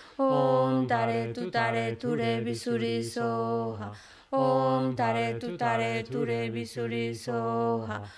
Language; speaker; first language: Spanish; native; Spanish